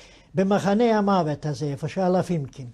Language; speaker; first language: Hebrew; non-native, fluent; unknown